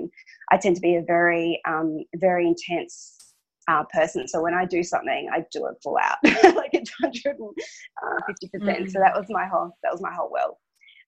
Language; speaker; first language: English; non-native, local second language; Hungarian